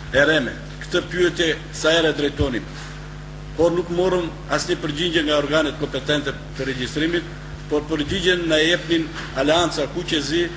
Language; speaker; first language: Albanian; non-native, local second language; Macedonian